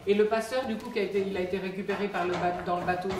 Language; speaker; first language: French; native; French